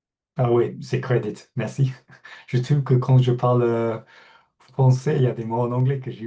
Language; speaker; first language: French; non-native, fluent; English